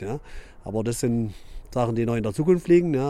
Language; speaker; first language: German; native; German